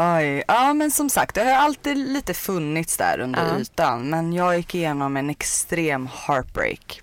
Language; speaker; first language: Swedish; early bilingual, other home language; Persian